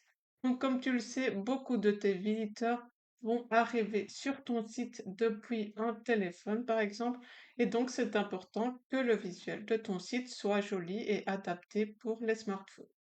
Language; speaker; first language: French; native; French